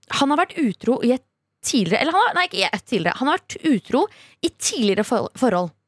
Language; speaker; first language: Norwegian; early bilingual, other home language; Kurdish